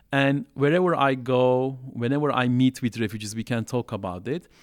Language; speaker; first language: English; non-native, fluent; Turkish